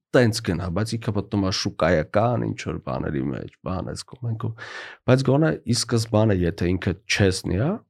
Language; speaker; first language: Armenian; native; Armenian